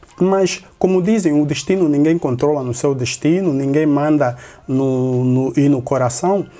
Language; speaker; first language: Portuguese; native; Portuguese